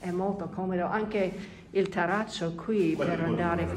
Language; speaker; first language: Italian; non-native, learner; English